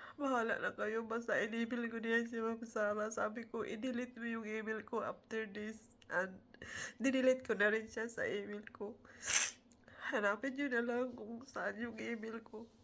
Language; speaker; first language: Filipino; non-native, local second language; Cebuano